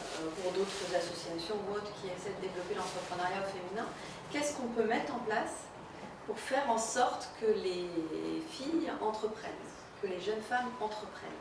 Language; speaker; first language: French; native; French